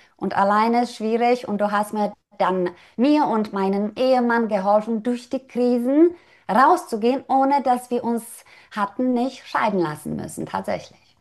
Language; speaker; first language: German; non-native, fluent; Polish